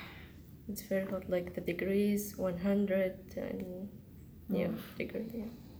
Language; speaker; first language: English; non-native, learner; Arabic